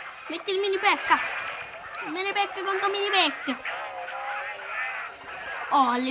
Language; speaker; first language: Italian; native; Italian